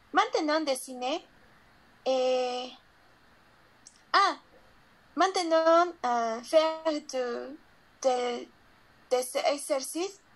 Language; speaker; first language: French; non-native, learner; Spanish